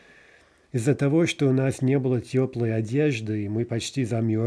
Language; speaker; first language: Russian; non-native, fluent; English